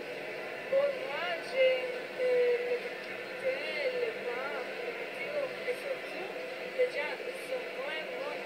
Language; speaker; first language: French; non-native, learner; Spanish